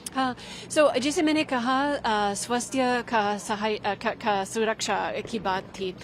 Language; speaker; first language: Hindi; non-native, fluent; English